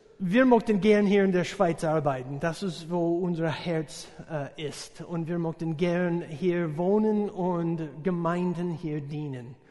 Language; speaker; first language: German; non-native, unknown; English